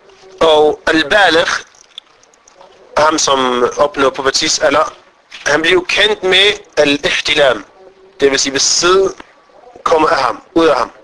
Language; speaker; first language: Danish; non-native, fluent; Arabic